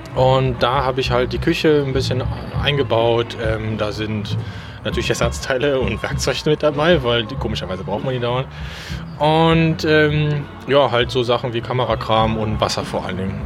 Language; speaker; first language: German; native; German